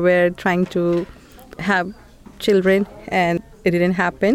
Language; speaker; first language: English; non-native, local second language; Hindi